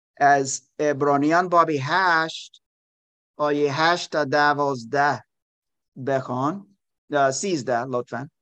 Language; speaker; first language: Persian; non-native, learner; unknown